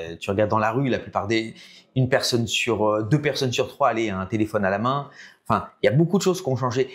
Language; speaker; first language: French; native; French